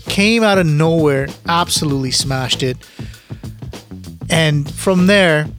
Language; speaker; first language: Punjabi; early bilingual, heritage; Punjabi